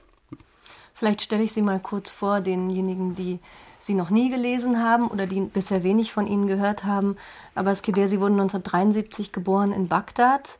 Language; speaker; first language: German; native; German